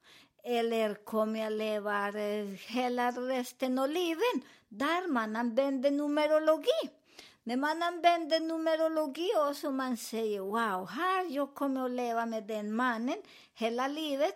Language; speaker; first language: Swedish; non-native, learner; Spanish